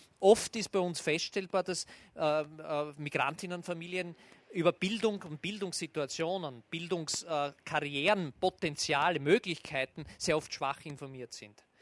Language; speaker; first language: German; native; German